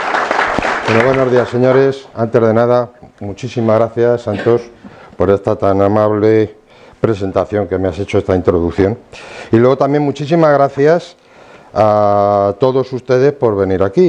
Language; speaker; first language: Spanish; native; Spanish